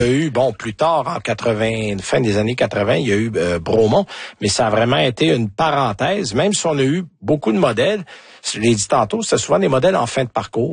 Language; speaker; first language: French; native; French